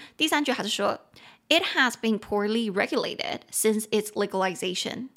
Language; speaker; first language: English; non-native, fluent; Chinese